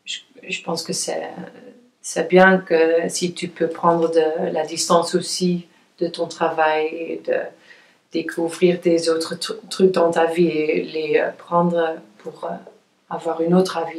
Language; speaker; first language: French; non-native, fluent; Dutch